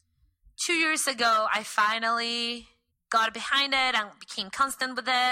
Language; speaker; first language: English; non-native, fluent; Spanish